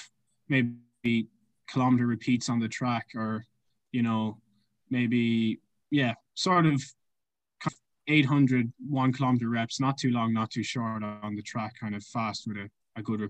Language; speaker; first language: English; native; English